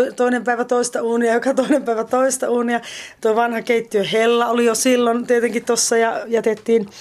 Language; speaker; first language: Finnish; native; Finnish